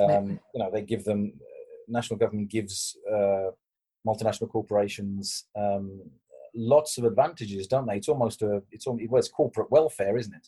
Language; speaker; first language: English; native; English